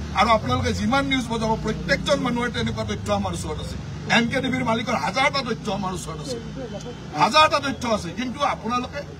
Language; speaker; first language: Assamese; native; Assamese